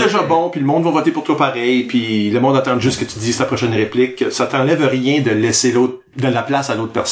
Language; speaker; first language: French; native; French